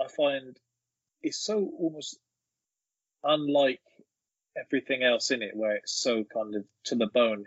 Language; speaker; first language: English; native; English